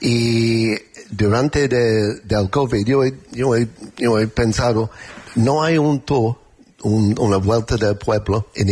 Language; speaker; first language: Spanish; non-native, learner; English